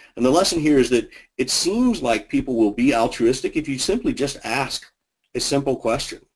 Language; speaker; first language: English; native; English